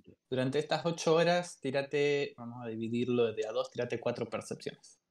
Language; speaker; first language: Spanish; native; Spanish